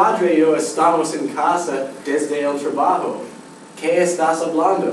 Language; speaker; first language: Spanish; non-native, learner; English